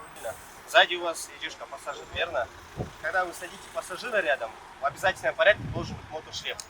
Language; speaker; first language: Russian; non-native, local second language; Kyrgyz